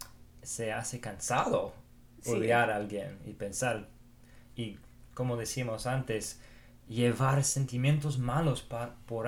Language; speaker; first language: Spanish; non-native, fluent; English